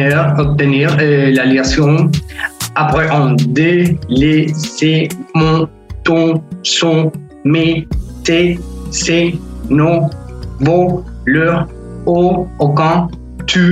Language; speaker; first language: French; non-native, fluent; Spanish